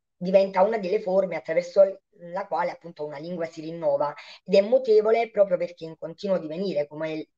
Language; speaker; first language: Italian; native; Italian